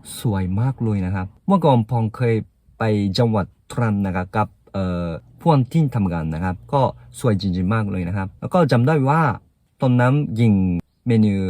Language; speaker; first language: Thai; non-native, fluent; Japanese